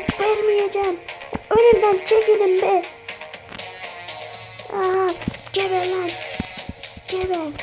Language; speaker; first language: Turkish; native; Turkish